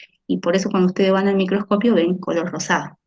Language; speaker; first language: Spanish; native; Spanish